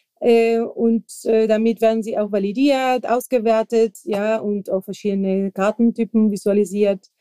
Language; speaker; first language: German; non-native, fluent; Spanish